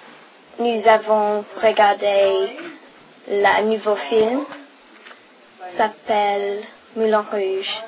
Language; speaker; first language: French; non-native, learner; English